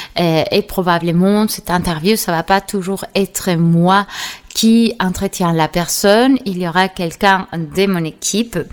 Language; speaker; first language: French; non-native, fluent; Spanish